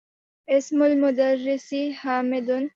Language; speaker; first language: Arabic; non-native, learner; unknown